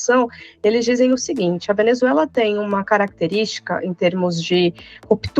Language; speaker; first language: Portuguese; native; Portuguese